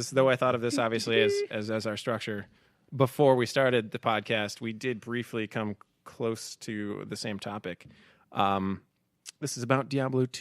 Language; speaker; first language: English; native; English